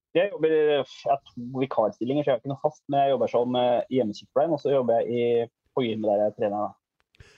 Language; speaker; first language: Norwegian; native; Norwegian